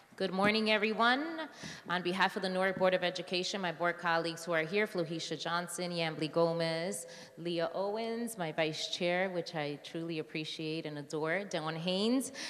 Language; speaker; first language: English; early bilingual, other home language; Spanish